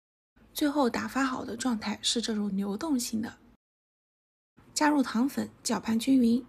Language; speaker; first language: Chinese; native; Chinese